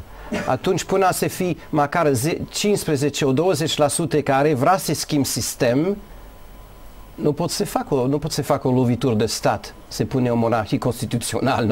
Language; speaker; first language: Romanian; non-native, learner; English